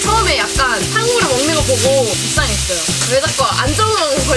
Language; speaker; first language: Korean; non-native, fluent; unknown